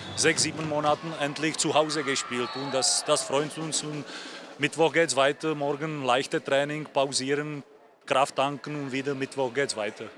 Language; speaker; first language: German; non-native, learner; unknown